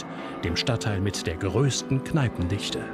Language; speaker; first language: German; native; German